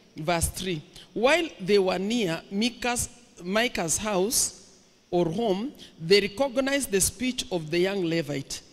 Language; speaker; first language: English; non-native, local second language; Swahili